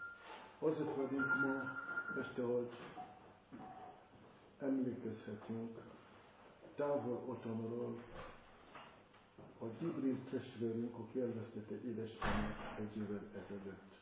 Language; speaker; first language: Hungarian; non-native, fluent; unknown